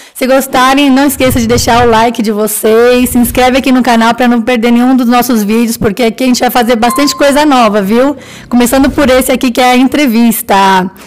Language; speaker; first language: Portuguese; native; Portuguese